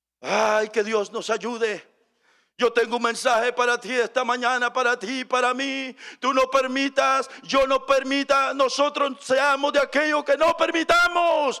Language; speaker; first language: Spanish; native; Spanish